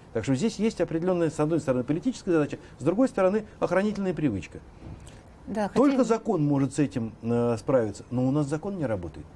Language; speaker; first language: Russian; native; Russian